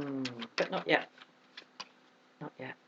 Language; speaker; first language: English; native; English